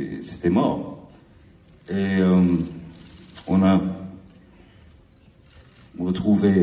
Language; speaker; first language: French; non-native, learner; English